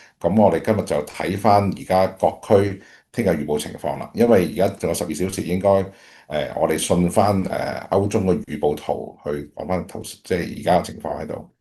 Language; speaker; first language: Cantonese; native; Cantonese